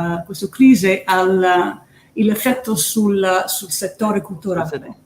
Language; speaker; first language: Italian; early bilingual, heritage; English